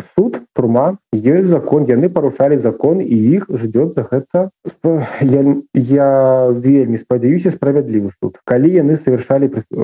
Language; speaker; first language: Belarusian; non-native, local second language; Russian